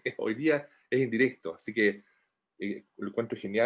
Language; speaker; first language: Spanish; native; Spanish